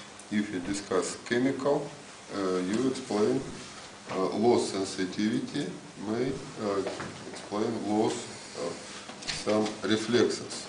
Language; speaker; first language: English; non-native, learner; Russian